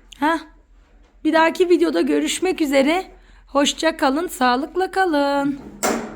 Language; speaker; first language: Turkish; early bilingual, heritage; Turkish